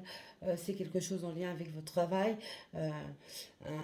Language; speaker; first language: French; native; French